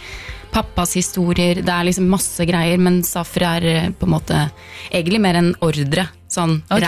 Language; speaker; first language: Norwegian; early bilingual, other home language; Arabic